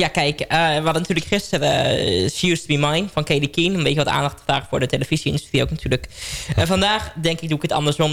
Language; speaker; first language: Dutch; native; Dutch